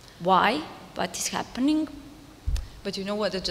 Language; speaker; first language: English; non-native, fluent; Serbian